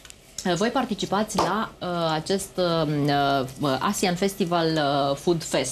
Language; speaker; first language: Romanian; native; Romanian